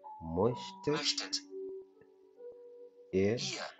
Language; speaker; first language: German; non-native, learner; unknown